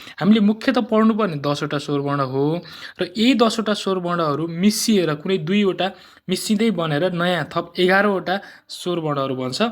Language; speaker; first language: Nepali; native; Nepali